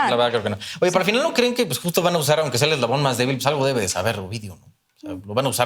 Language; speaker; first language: Spanish; native; Spanish